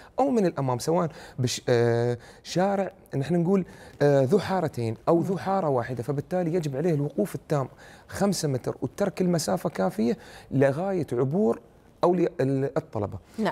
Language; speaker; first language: Arabic; native; Arabic